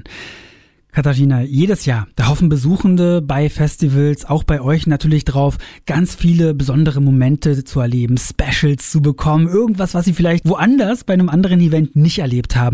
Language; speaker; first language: German; native; German